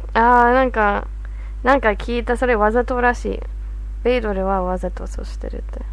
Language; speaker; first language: Japanese; non-native, fluent; English